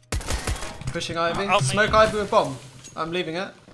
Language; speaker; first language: English; native; English